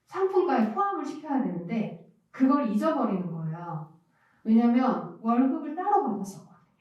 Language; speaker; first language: Korean; native; Korean